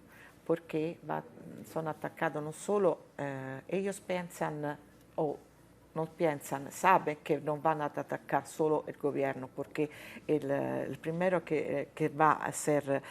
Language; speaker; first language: Spanish; non-native, fluent; Italian